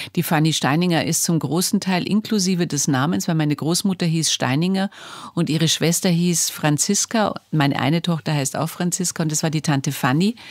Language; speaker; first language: German; native; German